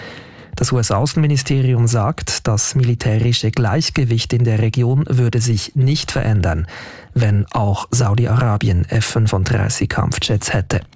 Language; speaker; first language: German; native; German